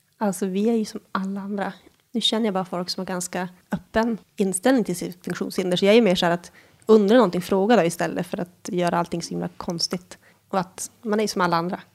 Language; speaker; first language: Swedish; native; Swedish